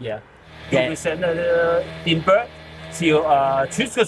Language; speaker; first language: Danish; non-native, learner; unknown